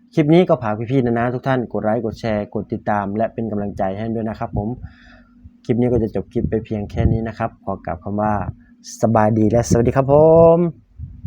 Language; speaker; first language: Thai; native; Thai